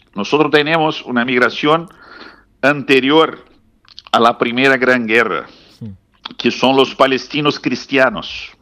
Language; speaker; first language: Spanish; non-native, fluent; Portuguese